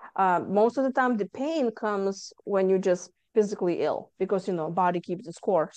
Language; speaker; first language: English; non-native, fluent; Lithuanian